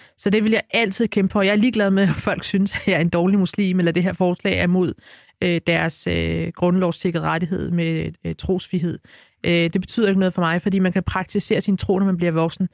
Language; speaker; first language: Danish; early bilingual, other home language; Arabic